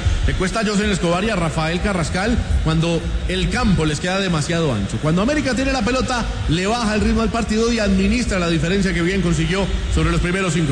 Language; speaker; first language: Spanish; native; Spanish